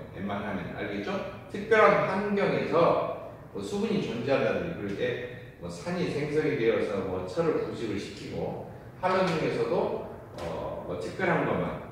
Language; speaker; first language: Korean; native; Korean